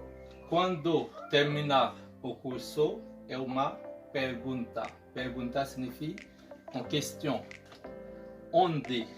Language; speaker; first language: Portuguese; non-native, fluent; Haitian Creole